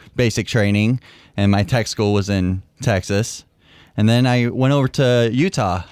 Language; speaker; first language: English; native; English